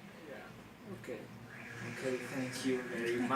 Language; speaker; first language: English; non-native, learner; Spanish